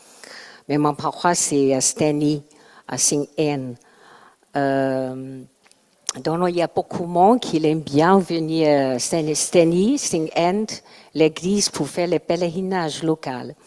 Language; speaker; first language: French; non-native, learner; Chinese